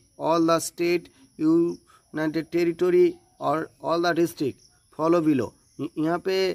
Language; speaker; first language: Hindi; non-native, local second language; Bangla